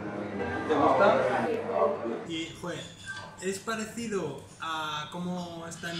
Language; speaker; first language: Spanish; native; Spanish